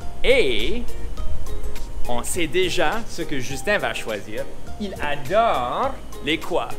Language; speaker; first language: French; non-native, learner; English